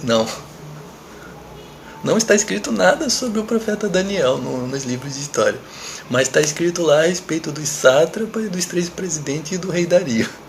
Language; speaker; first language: Portuguese; native; Portuguese